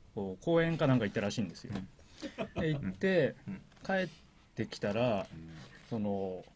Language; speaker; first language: Japanese; native; Japanese